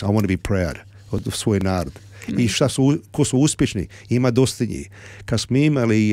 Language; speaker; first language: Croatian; early bilingual, heritage; Serbian